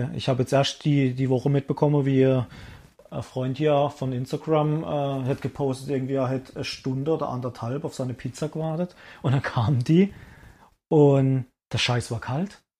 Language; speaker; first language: German; early bilingual, other home language; Italian